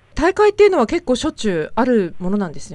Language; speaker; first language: Japanese; native; Japanese